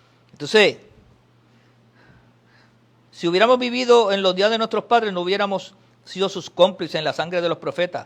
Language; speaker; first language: Spanish; native; Spanish